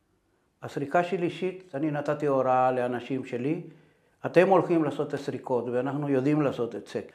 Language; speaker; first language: Hebrew; non-native, fluent; Spanish